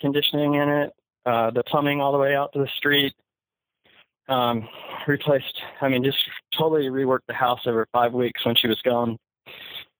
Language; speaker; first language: English; native; English